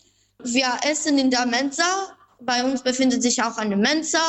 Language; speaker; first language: German; non-native, learner; Albanian